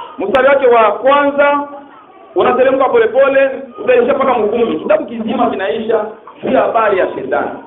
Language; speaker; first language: Swahili; native; Swahili